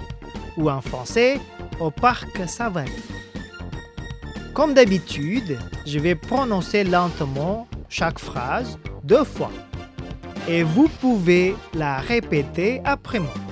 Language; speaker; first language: French; non-native, fluent; Indonesian